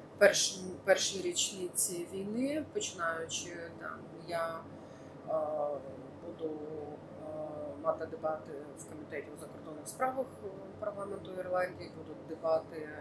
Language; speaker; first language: Ukrainian; native; Ukrainian